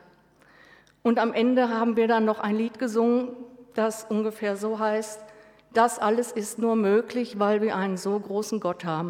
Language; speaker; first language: German; native; German